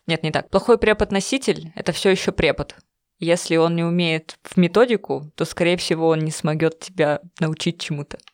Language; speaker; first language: Russian; native; Russian